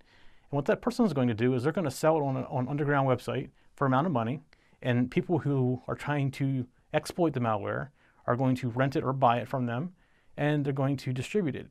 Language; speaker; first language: English; native; English